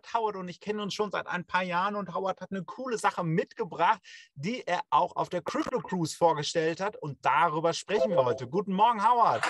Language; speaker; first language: German; native; German